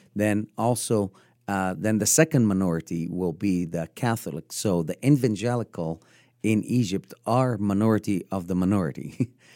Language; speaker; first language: English; non-native, fluent; Arabic